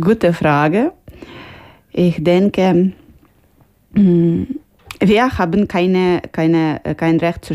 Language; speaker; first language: German; non-native, learner; Ukrainian